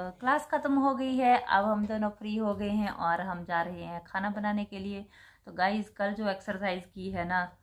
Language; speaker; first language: Hindi; native; Hindi